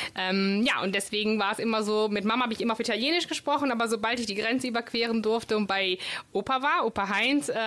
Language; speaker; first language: German; non-native, fluent; Italian